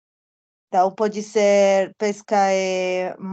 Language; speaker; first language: Portuguese; non-native, fluent; Spanish